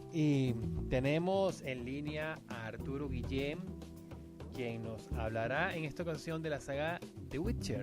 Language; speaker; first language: Spanish; native; Spanish